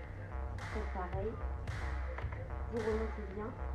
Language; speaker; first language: French; native; French